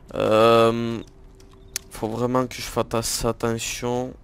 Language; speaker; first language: French; native; French